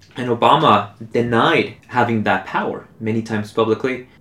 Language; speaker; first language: English; early bilingual, other home language; Spanish